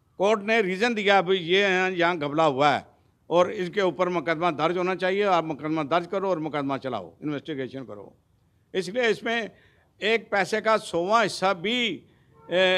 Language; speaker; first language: Hindi; non-native, local second language; Punjabi